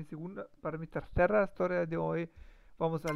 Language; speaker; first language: Spanish; non-native, learner; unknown